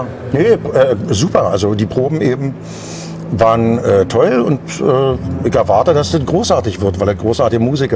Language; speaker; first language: German; native; German